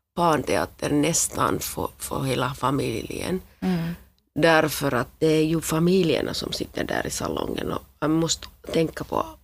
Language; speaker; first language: Swedish; non-native, local second language; Finnish